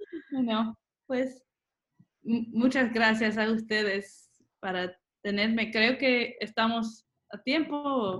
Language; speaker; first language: Spanish; early bilingual, other home language; English